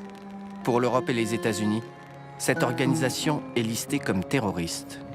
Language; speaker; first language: French; native; French